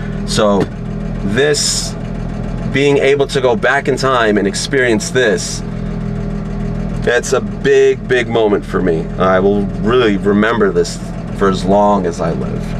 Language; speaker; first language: English; native; English